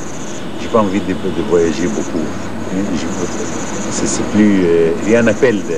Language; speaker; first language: French; non-native, fluent; Arabic